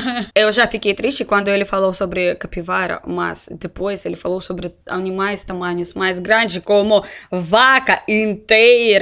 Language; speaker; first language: Portuguese; non-native, learner; Russian